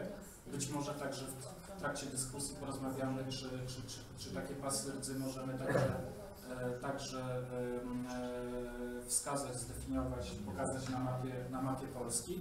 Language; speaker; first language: Polish; native; Polish